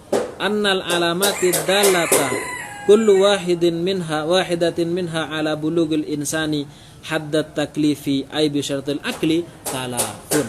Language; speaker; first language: Arabic; non-native, fluent; Indonesian